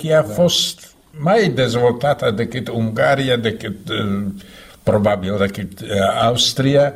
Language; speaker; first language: Romanian; non-native, learner; Slovak